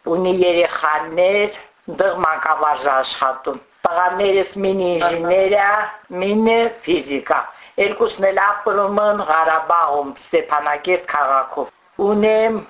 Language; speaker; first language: Armenian; native; Armenian